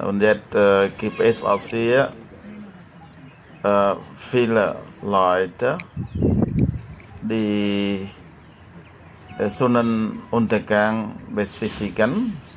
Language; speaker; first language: German; non-native, learner; Khmer